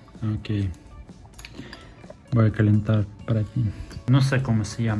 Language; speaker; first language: Spanish; non-native, learner; Russian